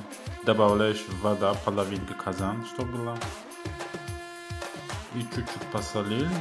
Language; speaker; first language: Russian; non-native, fluent; Tajik